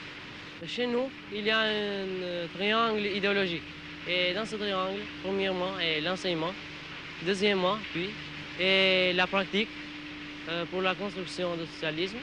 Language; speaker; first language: French; non-native, learner; Albanian